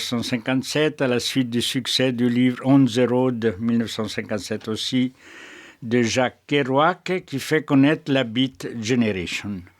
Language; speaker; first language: French; native; French